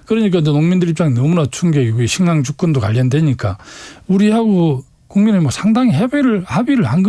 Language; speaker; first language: Korean; native; Korean